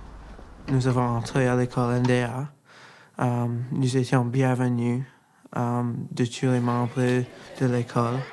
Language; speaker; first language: French; non-native, learner; English